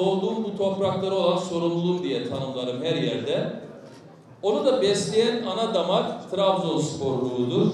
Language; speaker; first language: Turkish; native; Turkish